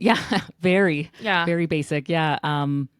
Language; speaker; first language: English; native; English